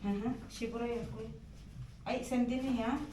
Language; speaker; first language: Turkish; non-native, learner; Filipino